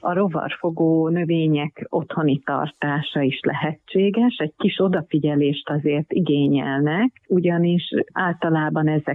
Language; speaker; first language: Hungarian; native; Hungarian